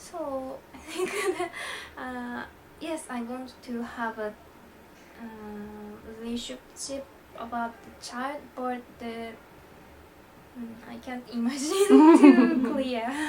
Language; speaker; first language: English; non-native, learner; Japanese